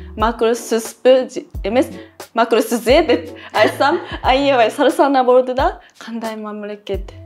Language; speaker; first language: Kyrgyz; non-native, fluent; Japanese